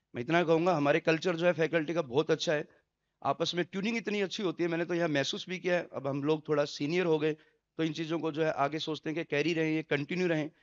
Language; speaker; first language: Hindi; native; Hindi